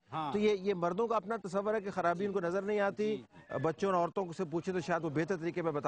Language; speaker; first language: Urdu; native; Urdu